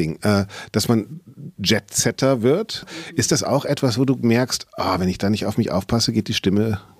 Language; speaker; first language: German; native; German